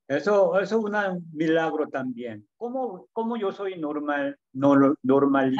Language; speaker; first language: Spanish; non-native, learner; Korean